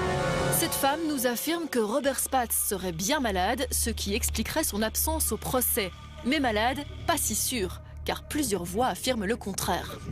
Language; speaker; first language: French; native; French